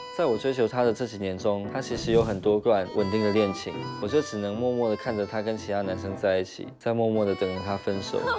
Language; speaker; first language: Chinese; native; Chinese